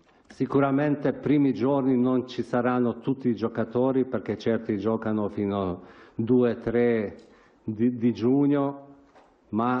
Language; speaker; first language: Italian; non-native, fluent; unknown